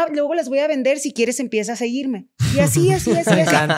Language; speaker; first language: Spanish; native; Spanish